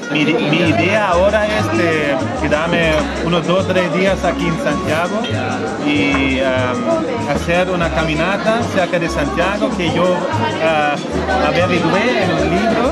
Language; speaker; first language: Spanish; non-native, fluent; German